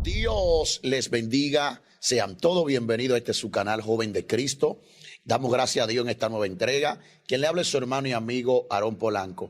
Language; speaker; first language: Spanish; native; Spanish